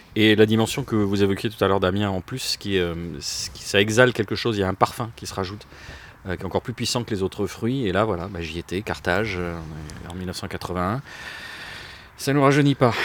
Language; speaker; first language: French; native; French